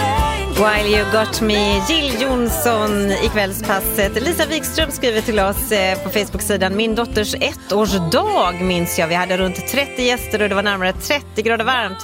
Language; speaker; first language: Swedish; native; Swedish